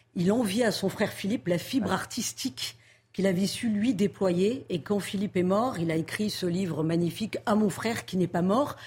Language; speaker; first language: French; native; French